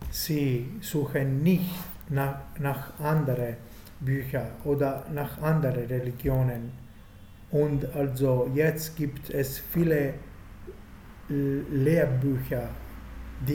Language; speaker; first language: German; non-native, fluent; Italian